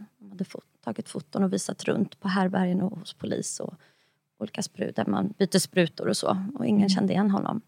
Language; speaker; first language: Swedish; native; Swedish